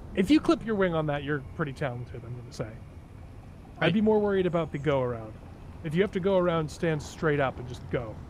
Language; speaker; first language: English; native; English